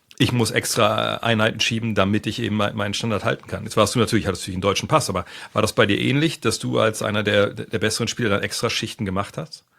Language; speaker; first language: German; native; German